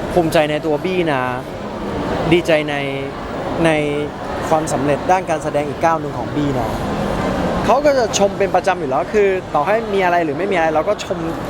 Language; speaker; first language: Thai; early bilingual, heritage; Thai